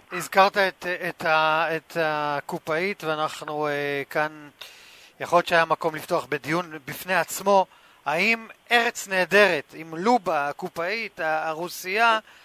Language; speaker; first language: Hebrew; native; Hebrew